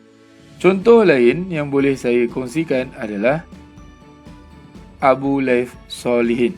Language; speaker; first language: Malay; native; Malay